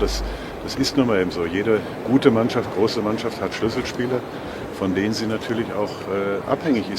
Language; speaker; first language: German; native; German